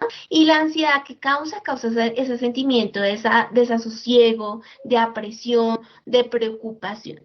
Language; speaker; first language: Spanish; native; Spanish